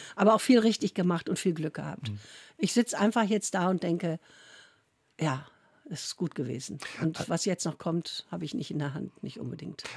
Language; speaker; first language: German; native; German